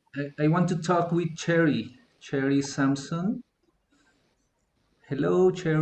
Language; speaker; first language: English; non-native, learner; Spanish